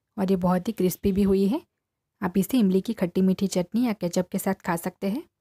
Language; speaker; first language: Hindi; non-native, local second language; Gujarati